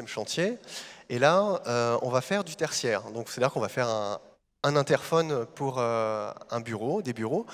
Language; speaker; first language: French; native; French